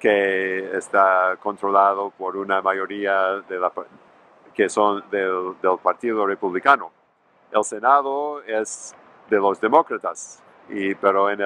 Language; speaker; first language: Spanish; non-native, fluent; English